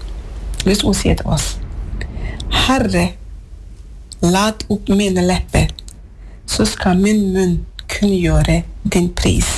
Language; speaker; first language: Norwegian; non-native, fluent; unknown